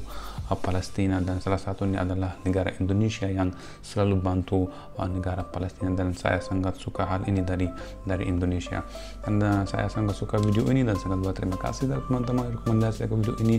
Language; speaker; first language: Indonesian; non-native, fluent; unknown